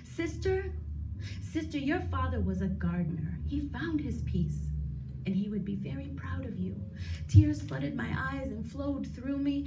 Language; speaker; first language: English; native; English